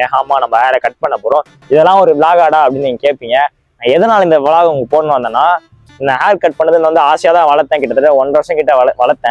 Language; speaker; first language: Tamil; native; Tamil